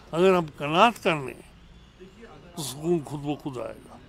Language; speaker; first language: Hindi; non-native, local second language; Kashmiri